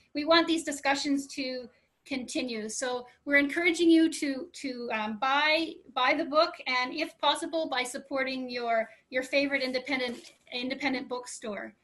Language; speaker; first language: English; native; English